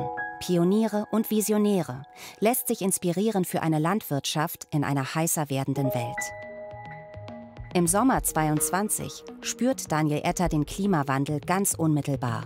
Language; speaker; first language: German; native; German